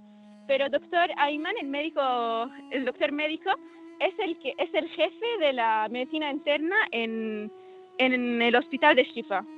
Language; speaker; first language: Spanish; non-native, fluent; Arabic